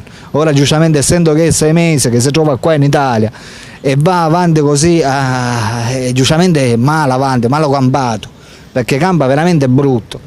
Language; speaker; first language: Italian; native; Italian